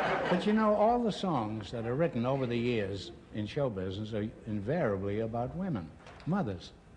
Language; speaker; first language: English; native; English